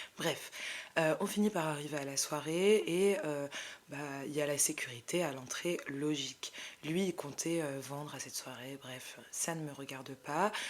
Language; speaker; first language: French; non-native, local second language; Arabic